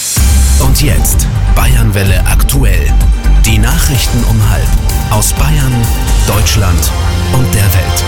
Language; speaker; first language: German; native; German